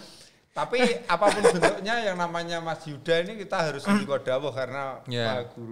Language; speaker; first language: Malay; non-native, local second language; Javanese